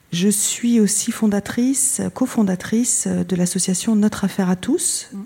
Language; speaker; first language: French; native; French